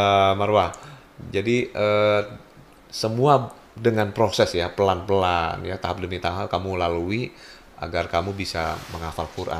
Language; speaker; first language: Indonesian; native; Indonesian